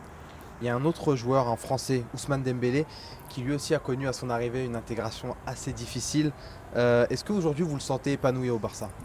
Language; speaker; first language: French; native; French